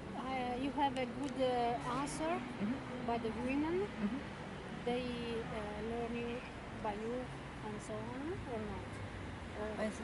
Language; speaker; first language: English; non-native, learner; Italian